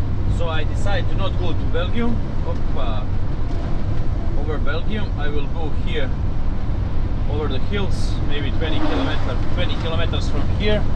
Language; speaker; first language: English; non-native, learner; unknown